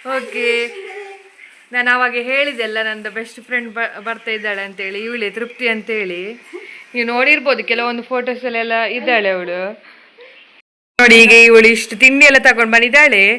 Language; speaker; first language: Kannada; non-native, local second language; Tulu